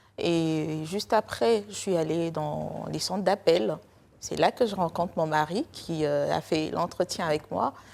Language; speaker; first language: French; non-native, local second language; Lingala